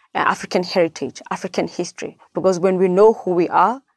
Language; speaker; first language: English; non-native, local second language; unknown